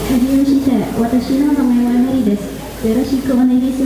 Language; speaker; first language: Japanese; non-native, learner; Indonesian